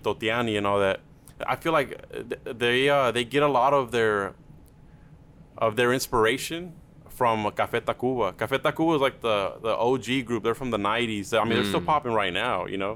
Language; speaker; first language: English; early bilingual, other home language; Spanish